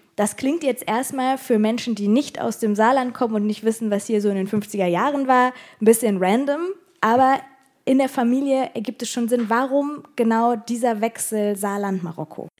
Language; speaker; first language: German; early bilingual, other home language; Arabic